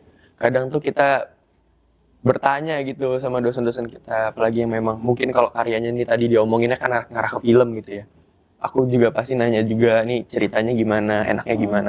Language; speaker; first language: Indonesian; native; Indonesian